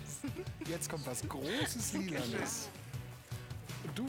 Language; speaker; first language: German; native; German